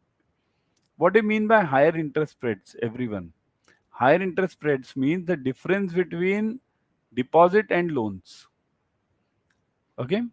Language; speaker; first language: English; non-native, local second language; Hindi